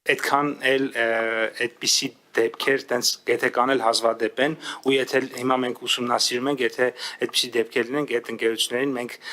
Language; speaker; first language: Armenian; native; Armenian